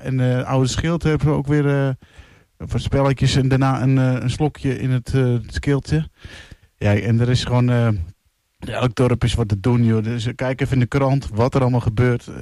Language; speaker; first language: Dutch; native; Dutch